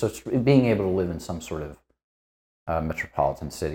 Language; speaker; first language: English; native; English